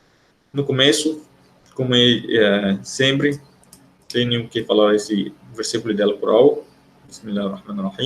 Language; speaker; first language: Portuguese; non-native, fluent; Arabic